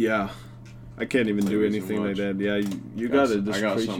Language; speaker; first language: English; non-native, fluent; Danish